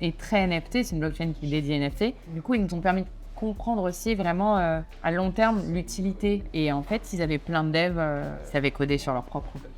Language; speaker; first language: French; native; French